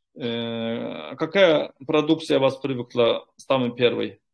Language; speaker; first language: Russian; non-native, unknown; Turkish